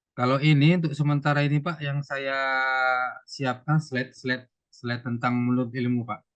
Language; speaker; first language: Indonesian; non-native, local second language; Javanese